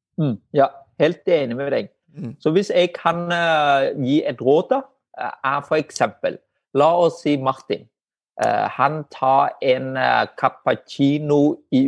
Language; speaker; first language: Norwegian; non-native, fluent; Vietnamese